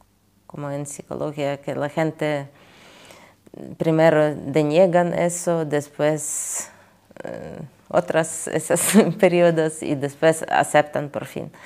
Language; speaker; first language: Spanish; non-native, fluent; Ukrainian